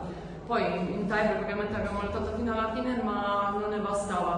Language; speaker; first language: Italian; non-native, fluent; Polish